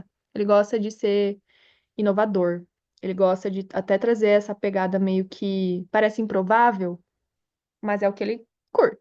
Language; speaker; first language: Portuguese; native; Portuguese